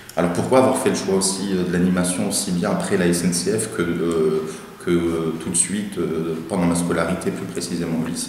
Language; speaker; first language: French; native; French